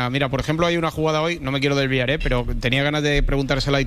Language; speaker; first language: Spanish; native; Spanish